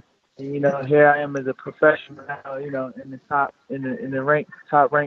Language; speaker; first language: English; native; English